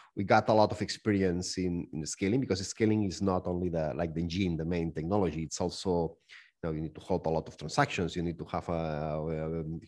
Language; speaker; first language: English; non-native, fluent; Spanish